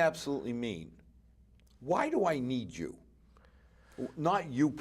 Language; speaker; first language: English; native; English